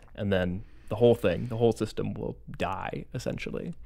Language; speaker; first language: English; native; English